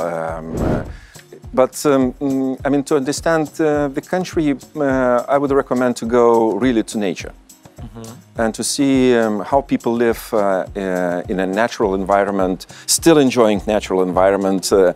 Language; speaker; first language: English; non-native, fluent; Lithuanian